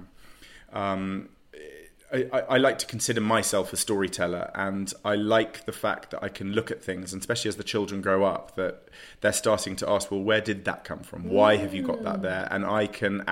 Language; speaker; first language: English; native; English